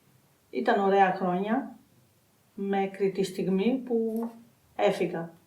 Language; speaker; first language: Greek; non-native, fluent; Albanian